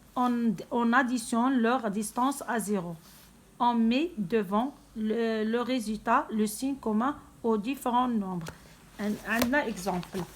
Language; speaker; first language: French; non-native, local second language; Arabic